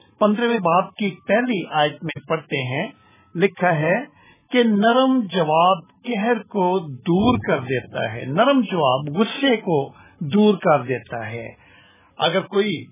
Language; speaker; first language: Urdu; non-native, local second language; Punjabi